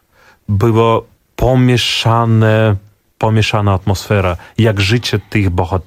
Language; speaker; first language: Polish; non-native, fluent; Belarusian